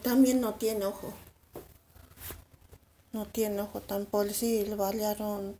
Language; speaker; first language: Spanish; non-native, local second language; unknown